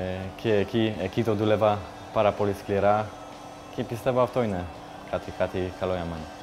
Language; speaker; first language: Greek; non-native, learner; Polish